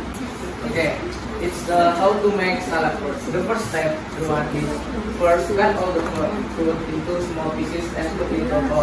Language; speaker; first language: English; non-native, learner; Indonesian